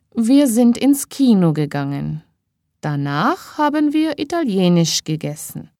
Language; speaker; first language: German; native; German